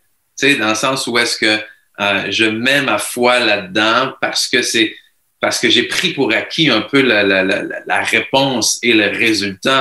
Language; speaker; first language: French; native; French